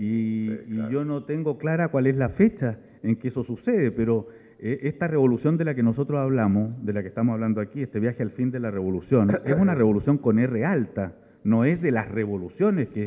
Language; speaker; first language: Spanish; native; Spanish